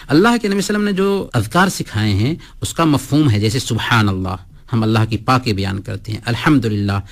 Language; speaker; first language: Urdu; native; Urdu